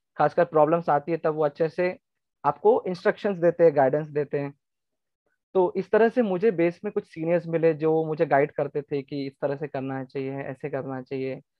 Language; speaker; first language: Hindi; non-native, local second language; Gujarati